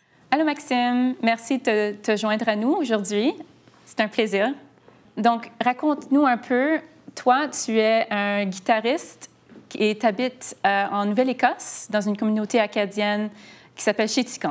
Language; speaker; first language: French; early bilingual, heritage; French